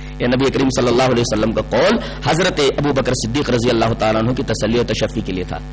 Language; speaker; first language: Urdu; native; Urdu